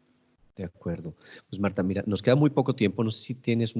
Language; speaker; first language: Spanish; native; Spanish